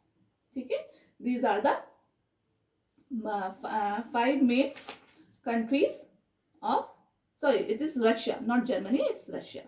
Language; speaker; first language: English; non-native, local second language; Hindi